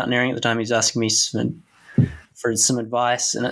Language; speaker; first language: English; native; English